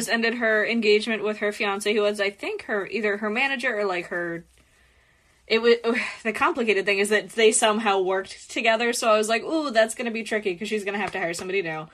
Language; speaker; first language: English; native; English